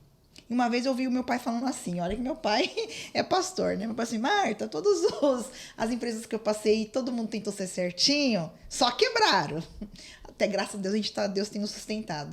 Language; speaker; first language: Portuguese; native; Portuguese